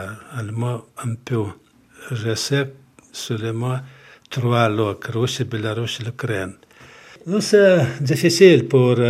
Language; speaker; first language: French; non-native, learner; Belarusian